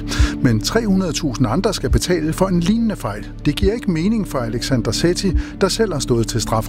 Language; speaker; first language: Danish; native; Danish